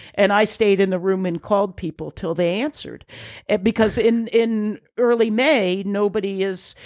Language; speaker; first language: English; native; English